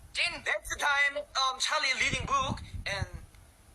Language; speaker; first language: English; non-native, learner; Thai